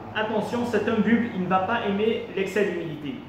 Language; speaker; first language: French; non-native, local second language; Arabic